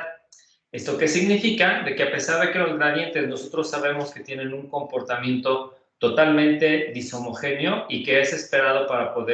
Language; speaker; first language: Spanish; native; Spanish